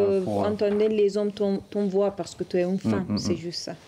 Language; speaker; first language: French; non-native, learner; Persian